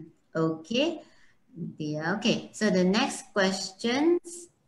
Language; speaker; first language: English; non-native, local second language; Chinese